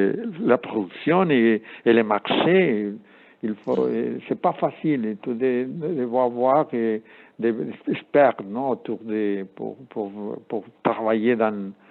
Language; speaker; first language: French; non-native, learner; Spanish